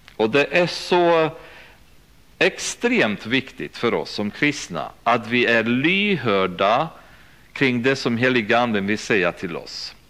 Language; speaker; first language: Swedish; native; Swedish